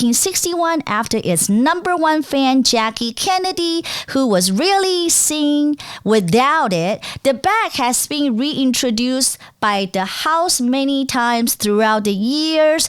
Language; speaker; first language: English; non-native, fluent; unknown